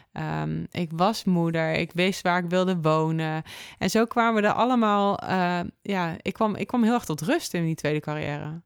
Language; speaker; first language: Dutch; native; Dutch